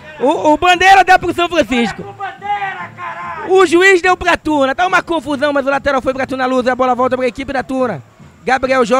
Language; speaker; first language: Portuguese; native; Portuguese